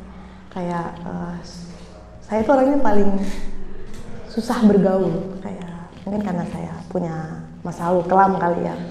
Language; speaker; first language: Indonesian; native; Indonesian